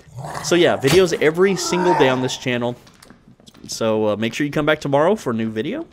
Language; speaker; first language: English; native; English